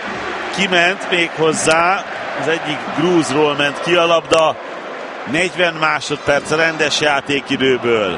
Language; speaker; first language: Hungarian; native; Hungarian